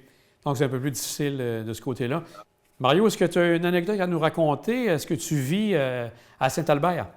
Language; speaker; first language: French; native; French